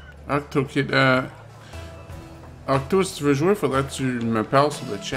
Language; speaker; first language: French; native; French